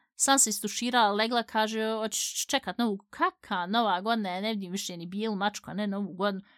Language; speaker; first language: Bosnian; early bilingual, heritage; Bosnian